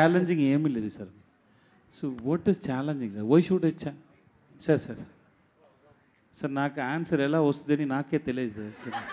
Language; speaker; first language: Telugu; non-native, learner; Tamil